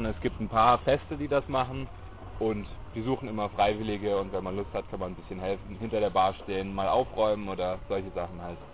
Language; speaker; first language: German; native; German